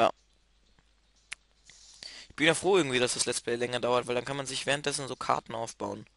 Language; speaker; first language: German; native; German